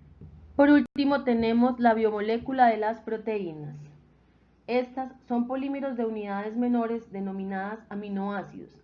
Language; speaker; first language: Spanish; native; Spanish